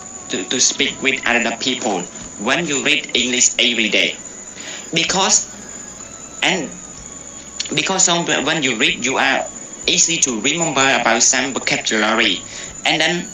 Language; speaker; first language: English; non-native, learner; Khmer